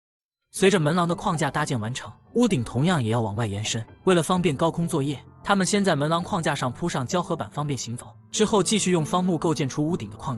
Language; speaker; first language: Chinese; native; Chinese